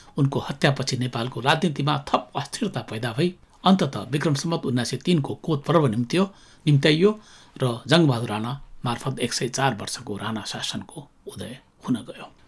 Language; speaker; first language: Nepali; native; Nepali